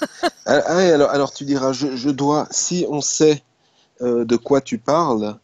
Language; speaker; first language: French; native; French